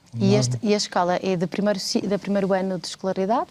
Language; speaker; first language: Portuguese; native; Portuguese